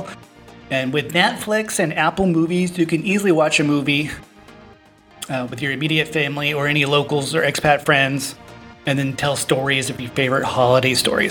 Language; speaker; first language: English; native; English